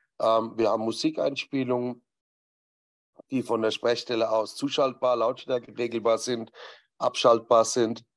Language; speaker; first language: German; native; German